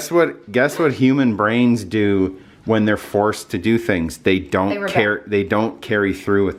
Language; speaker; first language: English; native; English